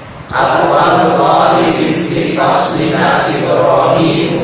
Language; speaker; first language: Arabic; non-native, learner; Indonesian